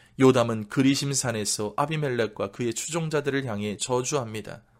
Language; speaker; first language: Korean; native; Korean